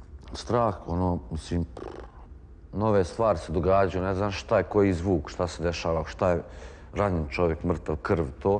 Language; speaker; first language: Croatian; native; Croatian